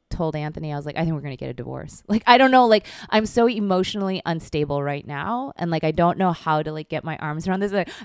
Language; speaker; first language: English; early bilingual, other home language; Korean